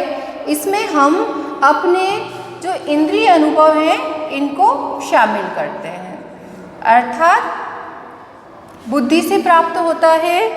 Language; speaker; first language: Hindi; native; Hindi